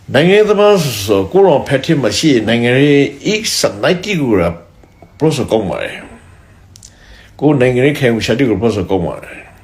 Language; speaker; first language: Burmese; native; Burmese